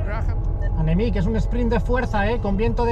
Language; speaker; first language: Spanish; native; Spanish